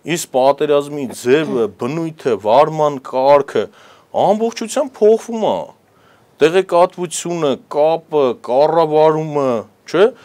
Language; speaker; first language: Armenian; native; Armenian